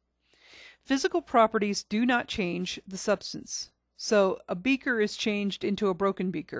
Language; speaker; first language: English; native; English